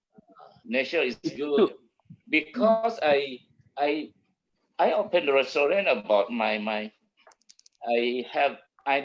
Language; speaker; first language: English; non-native, learner; Malay